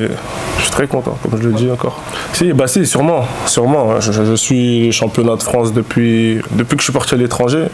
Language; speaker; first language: French; native; French